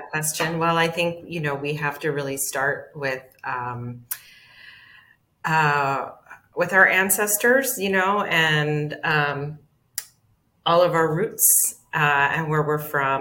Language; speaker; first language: English; native; English